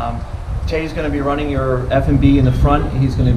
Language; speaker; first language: English; native; English